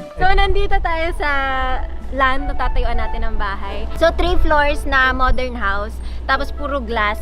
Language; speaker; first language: Filipino; native; Filipino